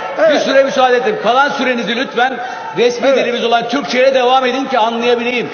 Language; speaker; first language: Turkish; non-native, local second language; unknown